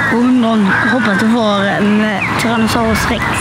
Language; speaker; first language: Swedish; native; Swedish